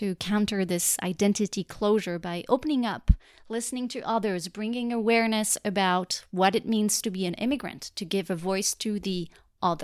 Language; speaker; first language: English; non-native, fluent; French